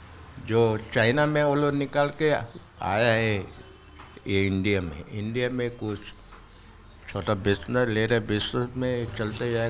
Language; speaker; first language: Hindi; non-native, local second language; Chinese